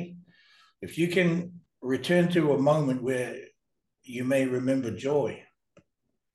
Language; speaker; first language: English; native; English